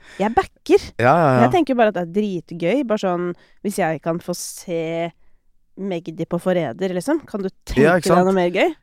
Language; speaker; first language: Norwegian; native; Norwegian